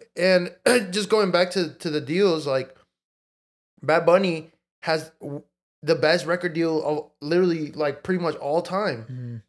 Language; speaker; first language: English; early bilingual, other home language; Spanish